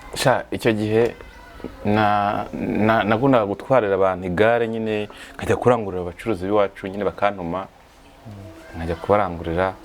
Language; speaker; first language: Kinyarwanda; native; Kinyarwanda